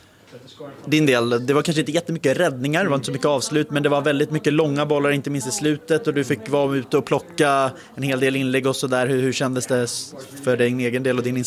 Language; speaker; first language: Swedish; native; Swedish